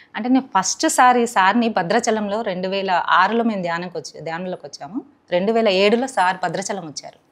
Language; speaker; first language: Telugu; non-native, local second language; Hindi